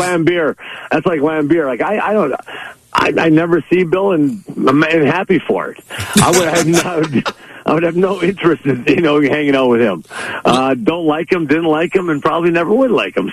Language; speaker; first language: English; native; English